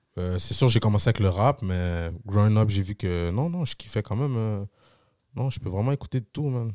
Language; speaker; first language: French; early bilingual, other home language; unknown